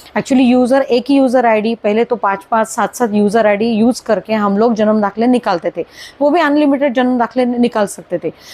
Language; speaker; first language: Hindi; non-native, local second language; Marathi